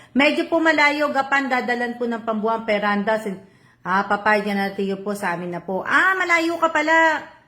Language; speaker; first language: Filipino; native; Filipino